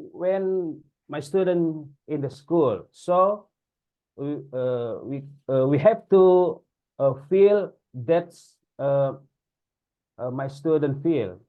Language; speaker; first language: English; non-native, learner; Indonesian